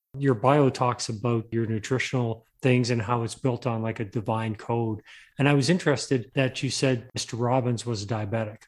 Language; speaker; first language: English; native; English